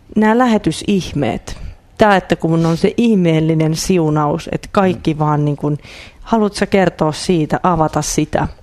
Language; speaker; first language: Finnish; native; Finnish